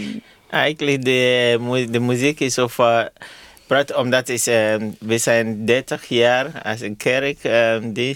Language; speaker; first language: Dutch; non-native, learner; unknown